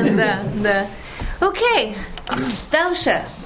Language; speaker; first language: Russian; non-native, learner; English